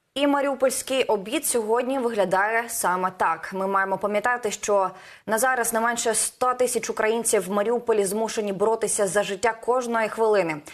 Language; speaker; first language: Ukrainian; native; Ukrainian